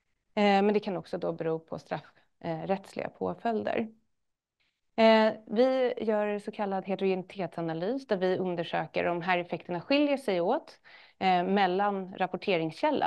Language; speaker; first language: Swedish; native; Swedish